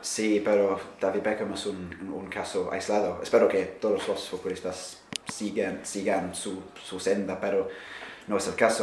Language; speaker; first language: Spanish; non-native, fluent; English